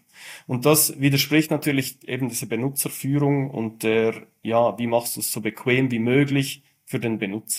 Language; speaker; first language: German; native; German